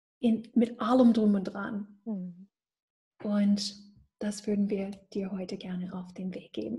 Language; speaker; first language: German; non-native, fluent; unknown